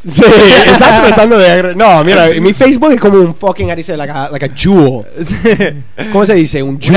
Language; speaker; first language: Spanish; non-native, learner; English